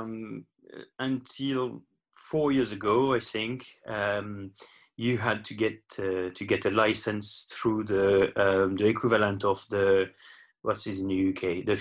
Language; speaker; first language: English; non-native, fluent; French